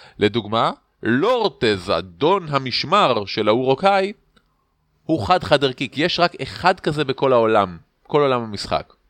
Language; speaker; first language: Hebrew; native; Hebrew